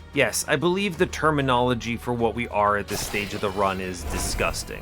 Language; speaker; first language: English; native; English